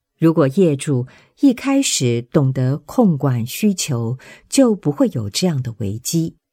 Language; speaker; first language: Chinese; native; Chinese